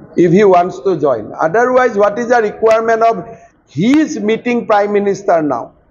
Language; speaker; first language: English; non-native, local second language; Assamese